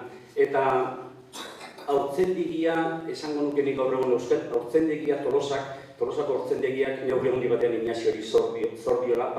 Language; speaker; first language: Basque; native; Basque